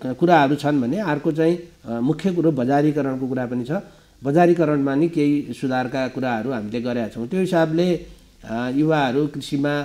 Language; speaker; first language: Nepali; native; Nepali